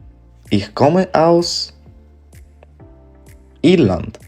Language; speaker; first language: German; non-native, fluent; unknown